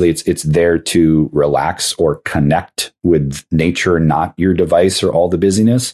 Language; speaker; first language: English; native; English